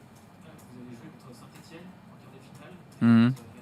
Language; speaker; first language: French; native; French